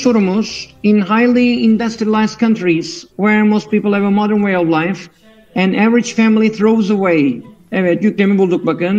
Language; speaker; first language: English; non-native, fluent; Turkish